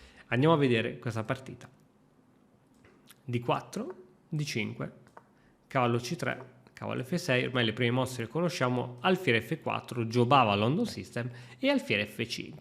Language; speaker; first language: Italian; native; Italian